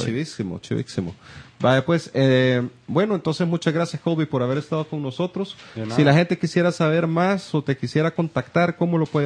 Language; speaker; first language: Spanish; native; Spanish